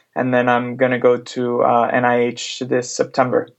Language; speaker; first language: English; non-native, fluent; Spanish